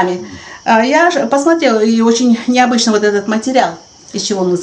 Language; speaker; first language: Russian; native; Russian